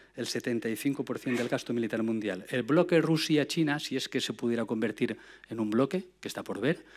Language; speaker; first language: Spanish; native; Spanish